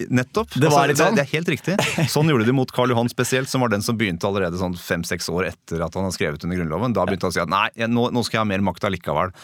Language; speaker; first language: Norwegian; native; Norwegian